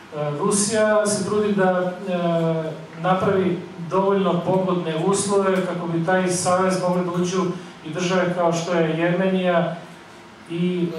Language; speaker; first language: Bosnian; native; Bosnian